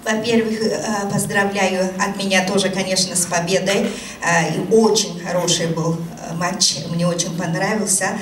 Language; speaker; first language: Russian; non-native, fluent; Japanese